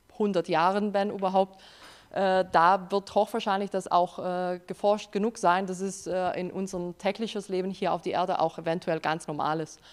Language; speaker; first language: German; non-native, fluent; Spanish